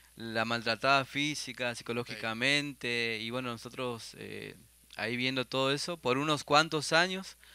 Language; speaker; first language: Spanish; native; Spanish